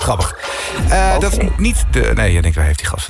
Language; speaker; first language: Dutch; native; Dutch